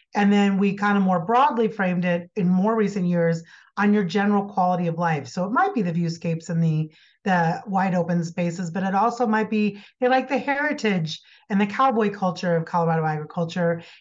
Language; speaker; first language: English; native; English